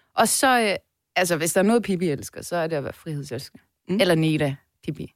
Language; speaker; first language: Danish; early bilingual, other home language; Persian